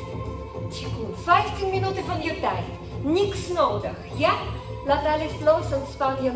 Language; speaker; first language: Dutch; non-native, learner; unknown